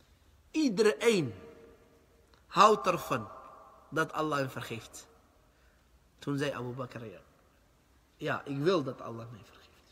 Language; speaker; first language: Dutch; early bilingual, other home language; Arabic